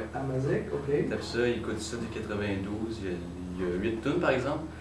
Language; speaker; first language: French; native; French